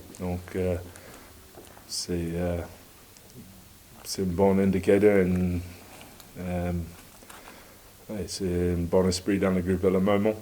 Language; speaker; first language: French; non-native, learner; English